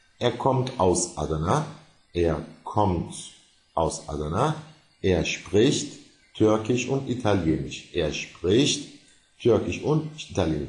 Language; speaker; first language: German; non-native, fluent; Turkish